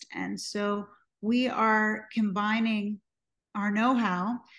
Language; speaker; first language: English; native; English